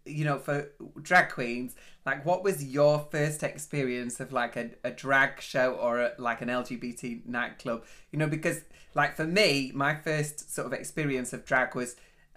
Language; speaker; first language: English; native; English